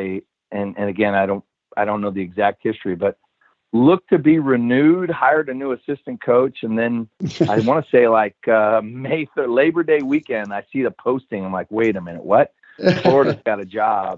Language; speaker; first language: English; native; English